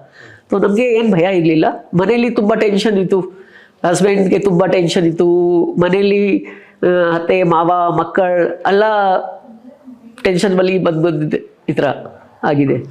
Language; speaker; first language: Kannada; non-native, local second language; Hindi